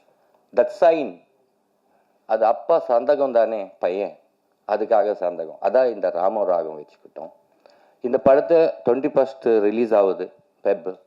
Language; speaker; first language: Tamil; non-native, learner; Telugu